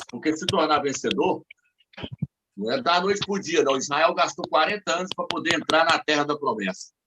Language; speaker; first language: Portuguese; native; Portuguese